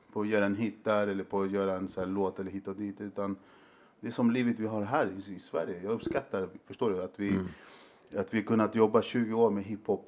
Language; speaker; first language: Swedish; early bilingual, other home language; Spanish